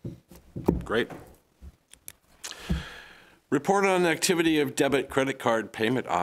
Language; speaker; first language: English; native; English